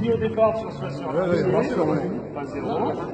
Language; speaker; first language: French; native; French